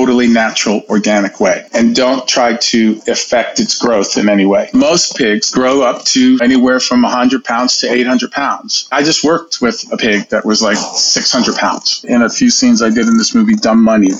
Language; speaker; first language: English; native; English